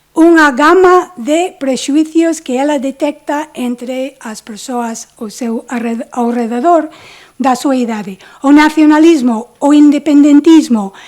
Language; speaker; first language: Galician; non-native, fluent; English